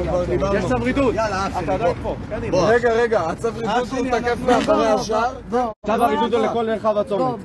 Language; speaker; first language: Hebrew; native; Hebrew